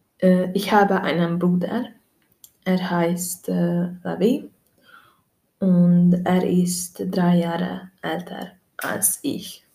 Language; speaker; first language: German; non-native, learner; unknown